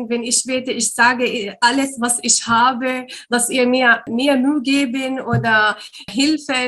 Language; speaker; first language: German; non-native, learner; Arabic